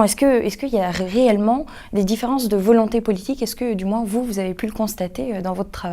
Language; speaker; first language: French; native; French